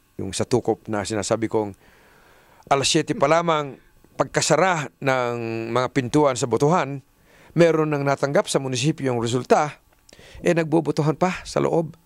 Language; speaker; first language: Filipino; native; Filipino